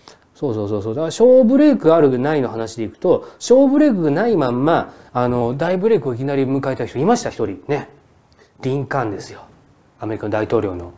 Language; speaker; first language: Japanese; native; Japanese